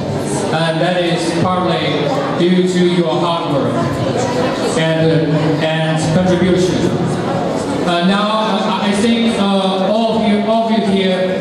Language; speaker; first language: English; non-native, fluent; Chinese